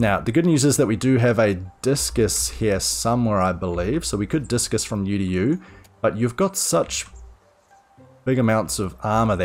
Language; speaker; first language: English; native; English